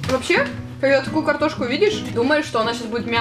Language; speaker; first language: Russian; native; Russian